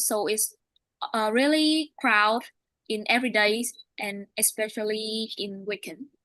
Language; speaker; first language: English; non-native, learner; Vietnamese